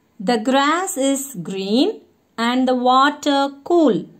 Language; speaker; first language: English; non-native, local second language; Tamil